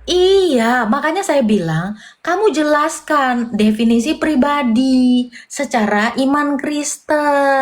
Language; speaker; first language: Indonesian; native; Indonesian